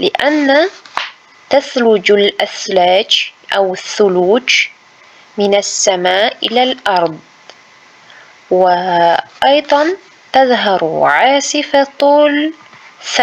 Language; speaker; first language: Arabic; non-native, fluent; Uzbek